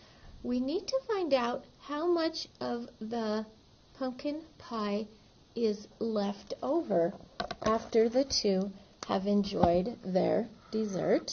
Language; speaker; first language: English; native; English